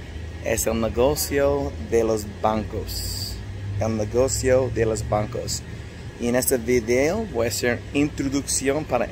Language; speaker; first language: Spanish; non-native, fluent; English